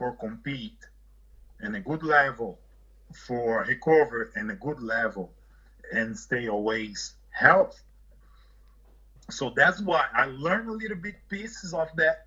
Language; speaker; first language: English; non-native, learner; Portuguese